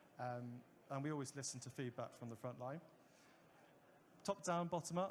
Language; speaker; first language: English; native; English